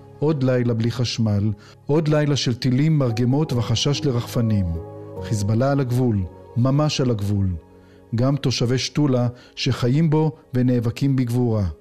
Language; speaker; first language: Hebrew; native; Hebrew